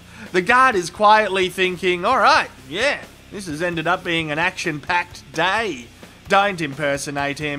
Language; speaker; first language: English; native; English